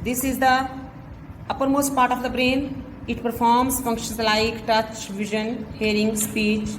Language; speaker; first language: English; non-native, local second language; Punjabi